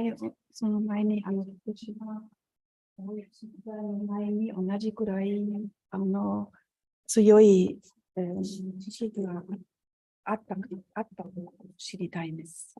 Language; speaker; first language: Japanese; non-native, learner; German